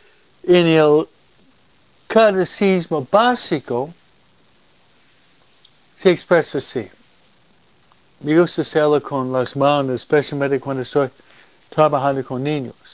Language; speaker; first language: Spanish; non-native, fluent; English